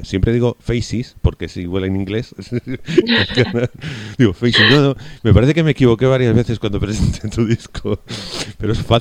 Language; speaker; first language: Spanish; native; Spanish